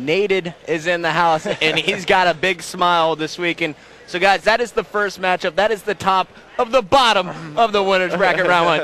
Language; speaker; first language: English; native; English